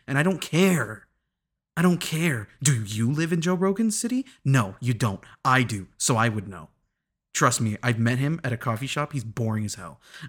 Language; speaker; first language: English; early bilingual, other home language; Spanish